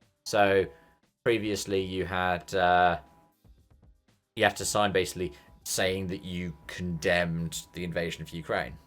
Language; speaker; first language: English; native; English